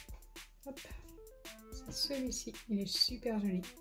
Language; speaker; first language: French; native; French